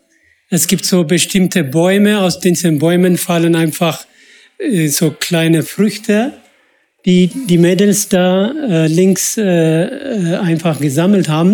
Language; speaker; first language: German; non-native, fluent; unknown